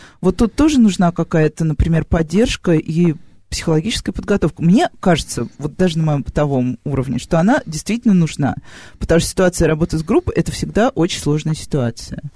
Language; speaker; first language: Russian; native; Russian